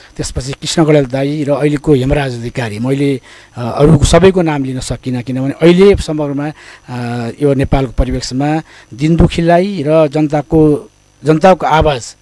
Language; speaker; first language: Nepali; native; Nepali